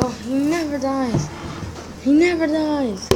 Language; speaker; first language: English; native; English